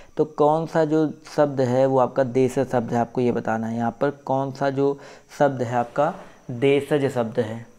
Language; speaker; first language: Hindi; native; Hindi